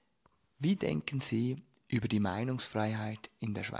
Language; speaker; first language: German; native; German